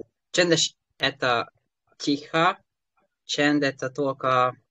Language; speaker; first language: Russian; non-native, learner; Hungarian